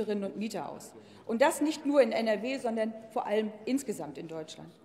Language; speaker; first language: German; native; German